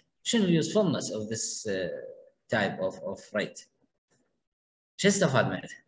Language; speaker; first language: Arabic; native; Arabic